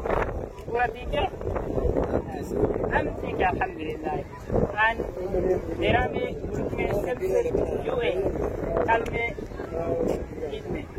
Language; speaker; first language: Hindi; non-native, learner; Oromo